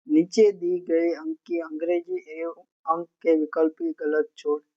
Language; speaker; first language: Hindi; non-native, local second language; Gujarati